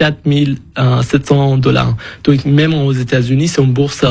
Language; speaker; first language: French; non-native, fluent; Persian